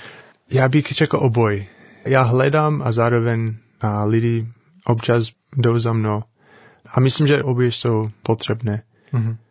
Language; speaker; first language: Czech; non-native, fluent; English